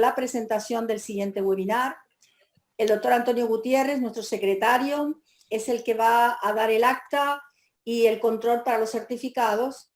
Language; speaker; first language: Spanish; native; Spanish